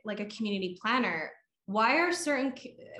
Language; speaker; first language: English; native; English